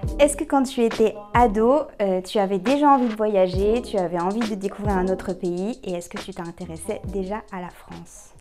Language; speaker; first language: French; native; French